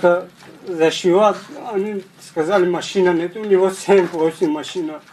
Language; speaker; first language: Russian; non-native, learner; Tajik